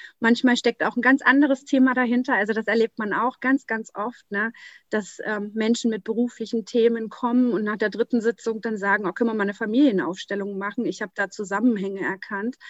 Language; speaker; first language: German; native; German